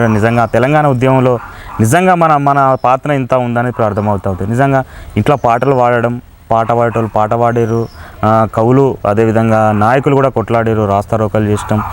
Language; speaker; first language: Telugu; native; Telugu